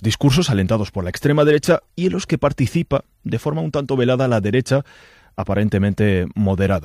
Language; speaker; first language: Spanish; native; Spanish